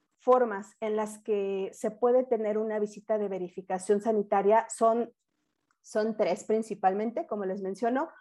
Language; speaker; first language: Spanish; native; Spanish